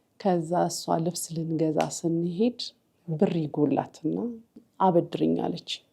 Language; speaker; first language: Amharic; native; Amharic